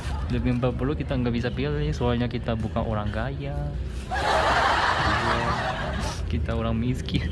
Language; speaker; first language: Indonesian; non-native, learner; Korean